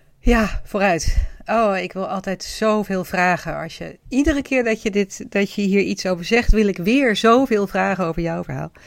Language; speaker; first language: Dutch; native; Dutch